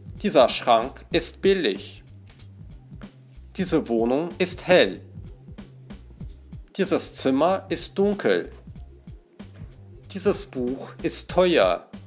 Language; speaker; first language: German; non-native, fluent; Russian